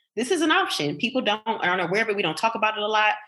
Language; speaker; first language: English; native; English